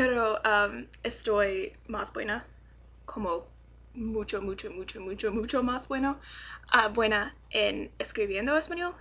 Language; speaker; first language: Spanish; non-native, learner; English